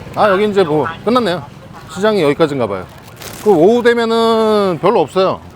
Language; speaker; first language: Korean; native; Korean